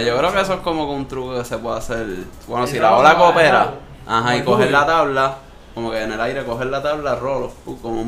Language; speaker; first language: Spanish; native; Spanish